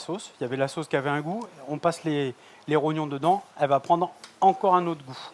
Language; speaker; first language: French; native; French